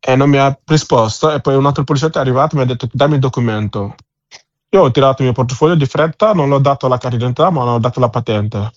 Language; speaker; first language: Italian; non-native, fluent; Wolof